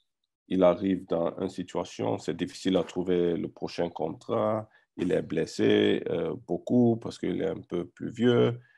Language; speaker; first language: French; non-native, learner; English